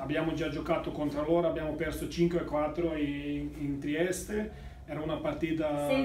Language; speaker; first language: Italian; non-native, learner; Serbian